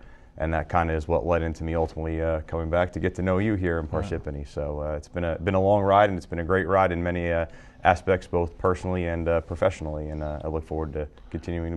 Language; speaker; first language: English; native; English